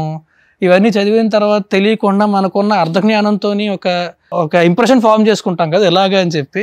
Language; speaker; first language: Telugu; native; Telugu